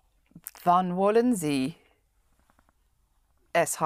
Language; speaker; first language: German; non-native, learner; English